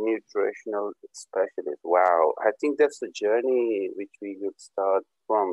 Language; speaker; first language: English; non-native, local second language; Urdu